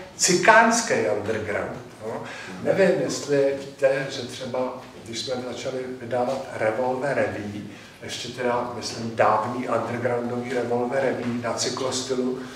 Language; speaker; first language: Czech; native; Czech